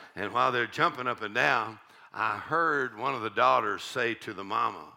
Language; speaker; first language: English; native; English